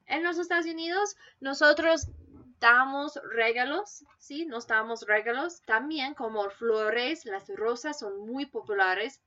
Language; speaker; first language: Spanish; non-native, fluent; English